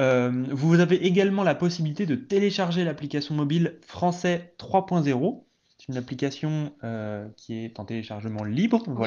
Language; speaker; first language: French; native; French